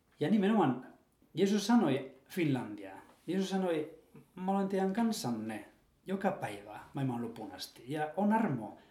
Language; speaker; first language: Finnish; non-native, fluent; Spanish